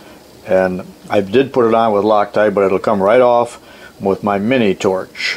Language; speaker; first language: English; native; English